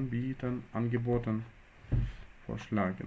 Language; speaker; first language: German; non-native, fluent; Ukrainian